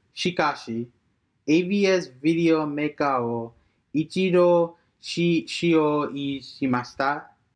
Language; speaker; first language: Japanese; non-native, learner; English